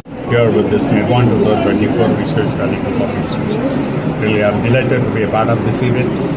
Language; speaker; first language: English; non-native, local second language; Telugu